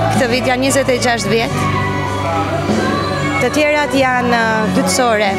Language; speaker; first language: Albanian; native; Albanian